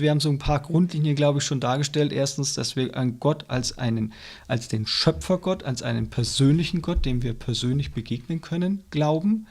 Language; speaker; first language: German; native; German